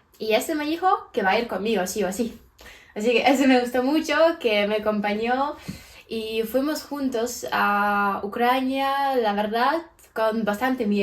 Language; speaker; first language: Spanish; non-native, fluent; Ukrainian